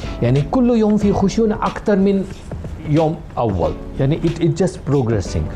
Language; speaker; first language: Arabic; non-native, learner; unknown